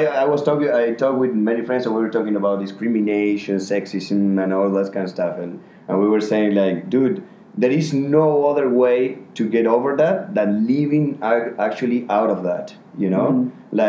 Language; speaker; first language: English; non-native, fluent; Spanish